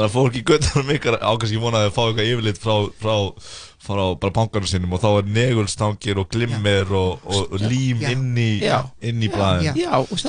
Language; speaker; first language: Icelandic; native; Icelandic